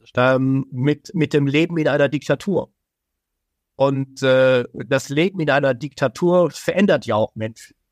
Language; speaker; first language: German; early bilingual, other home language; Persian